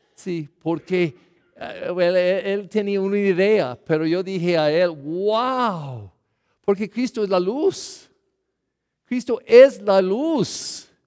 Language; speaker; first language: Spanish; non-native, learner; English